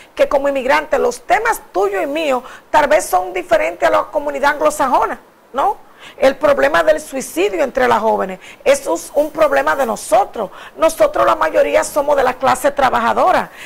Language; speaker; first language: Spanish; native; Spanish